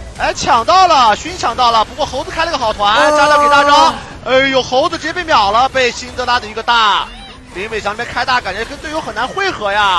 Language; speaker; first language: Chinese; native; Chinese